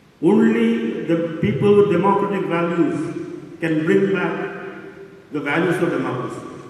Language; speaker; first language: English; non-native, local second language; Malayalam